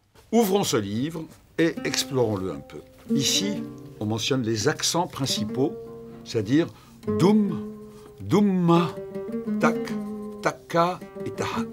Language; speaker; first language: French; non-native, local second language; Arabic